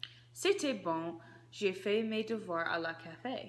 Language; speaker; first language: French; non-native, learner; English